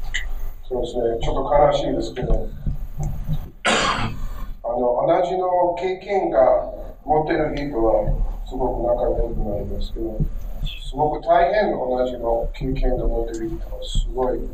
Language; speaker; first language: Japanese; non-native, learner; English